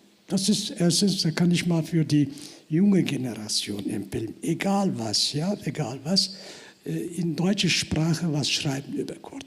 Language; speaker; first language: German; non-native, fluent; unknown